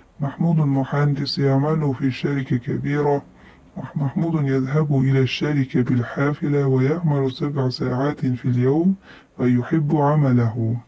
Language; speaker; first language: Arabic; non-native, fluent; Uzbek